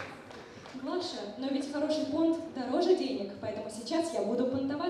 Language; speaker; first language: Russian; native; Russian